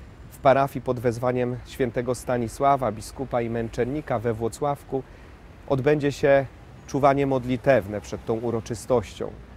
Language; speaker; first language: Polish; native; Polish